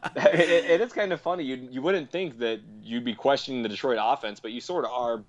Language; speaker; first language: English; native; English